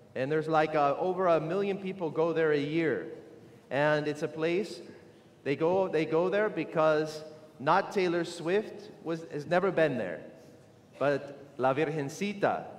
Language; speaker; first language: English; native; English